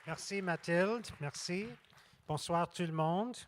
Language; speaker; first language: French; non-native, local second language; English